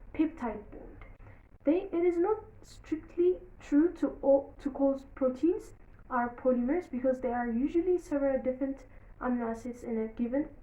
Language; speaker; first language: English; non-native, local second language; Amharic